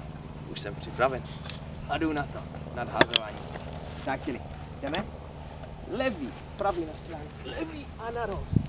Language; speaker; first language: Czech; non-native, learner; English